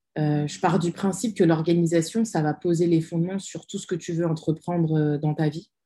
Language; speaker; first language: French; native; French